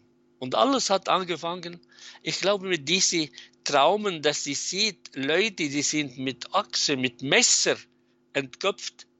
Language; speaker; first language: German; non-native, fluent; Arabic